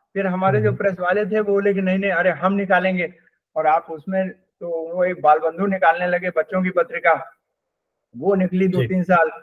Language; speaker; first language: Hindi; native; Hindi